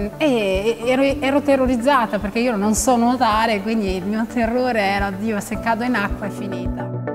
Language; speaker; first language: Italian; non-native, fluent; Albanian